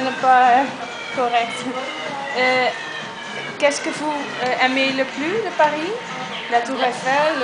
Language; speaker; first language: French; non-native, learner; Dutch